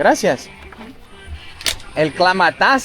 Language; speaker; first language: Spanish; early bilingual, heritage; English